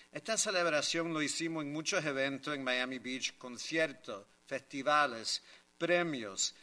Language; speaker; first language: Spanish; early bilingual, heritage; Spanish